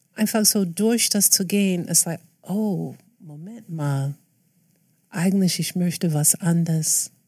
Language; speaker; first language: German; non-native, fluent; English